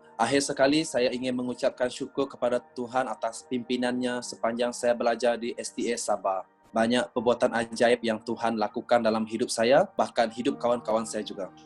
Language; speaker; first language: Malay; non-native, local second language; Iban